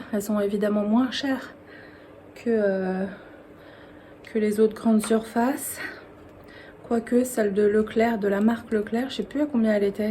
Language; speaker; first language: French; native; French